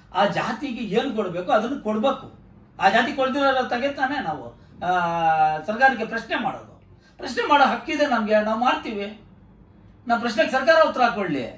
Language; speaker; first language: Kannada; non-native, local second language; Urdu